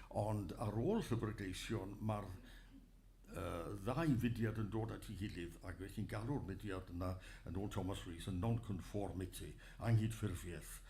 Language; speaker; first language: Welsh; native; Welsh